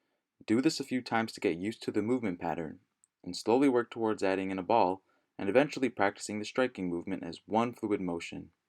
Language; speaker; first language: English; native; English